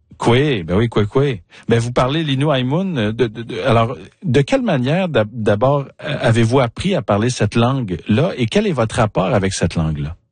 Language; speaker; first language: French; native; French